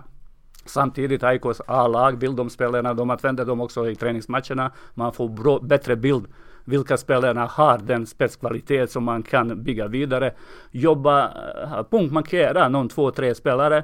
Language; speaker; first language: Swedish; non-native, fluent; Serbian